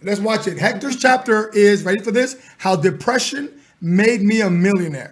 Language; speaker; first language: English; early bilingual, other home language; Spanish